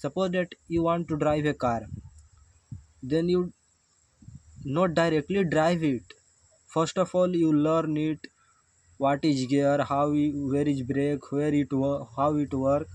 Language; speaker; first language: English; non-native, learner; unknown